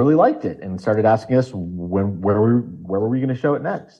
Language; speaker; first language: English; native; English